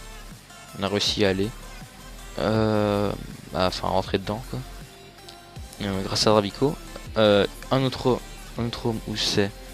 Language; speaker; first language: French; native; French